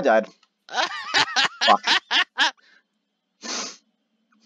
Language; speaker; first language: English; native; English